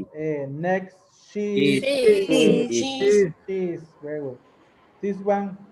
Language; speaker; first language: English; non-native, learner; Spanish